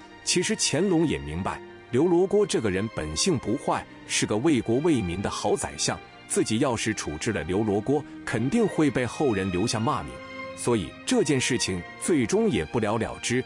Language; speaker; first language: Chinese; native; Chinese